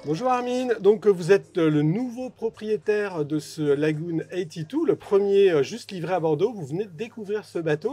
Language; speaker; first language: French; native; French